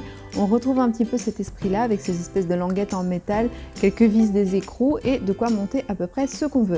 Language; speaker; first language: French; native; French